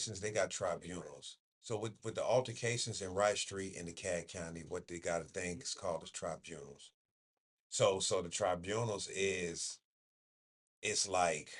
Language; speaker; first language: English; native; English